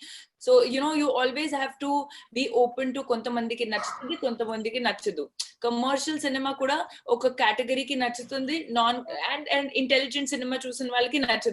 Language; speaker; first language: Telugu; non-native, learner; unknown